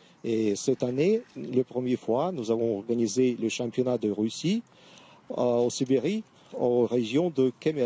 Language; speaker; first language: French; non-native, fluent; Russian